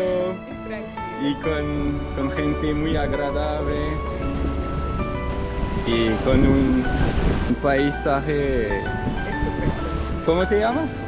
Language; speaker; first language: Spanish; non-native, learner; French